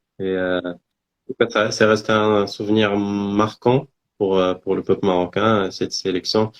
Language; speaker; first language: French; non-native, local second language; Arabic